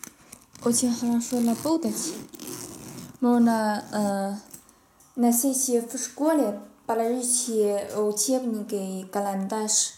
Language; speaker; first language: Russian; non-native, learner; Chinese